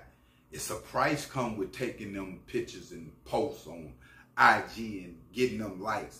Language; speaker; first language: English; native; English